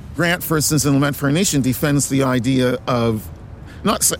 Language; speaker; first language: English; native; English